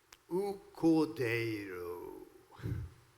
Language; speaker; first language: Portuguese; non-native, fluent; English